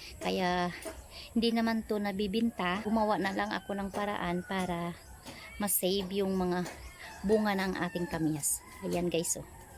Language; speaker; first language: Filipino; non-native, local second language; Hiligaynon